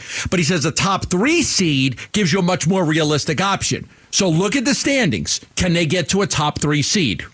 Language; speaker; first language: English; native; English